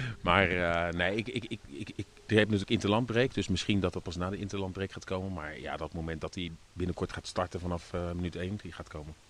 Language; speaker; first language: Dutch; native; Dutch